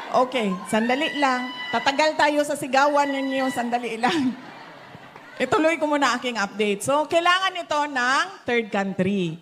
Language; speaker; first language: Filipino; non-native, local second language; Cebuano